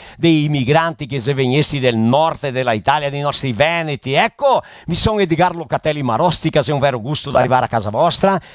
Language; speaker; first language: Italian; early bilingual, heritage; Italian